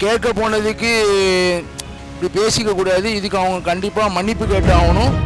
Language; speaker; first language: Tamil; native; Tamil